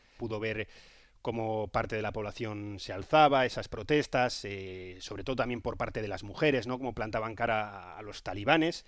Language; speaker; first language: Spanish; native; Spanish